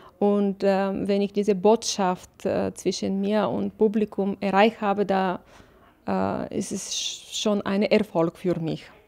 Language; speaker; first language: German; non-native, fluent; Bulgarian